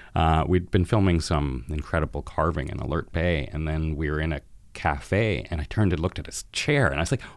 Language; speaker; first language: English; native; English